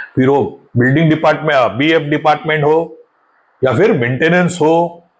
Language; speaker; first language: Hindi; non-native, local second language; Marathi